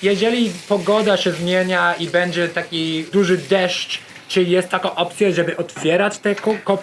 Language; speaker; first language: Polish; non-native, learner; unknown